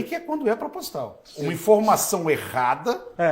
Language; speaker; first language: Portuguese; native; Portuguese